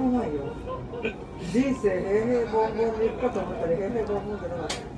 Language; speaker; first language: Japanese; native; Japanese